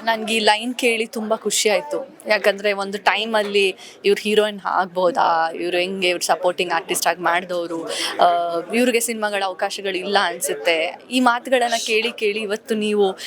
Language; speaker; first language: Kannada; non-native, local second language; Tulu